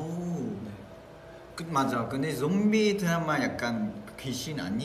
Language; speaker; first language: Korean; non-native, fluent; Vietnamese